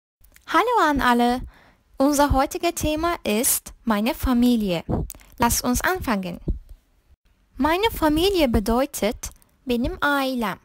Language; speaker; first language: German; non-native, fluent; Turkish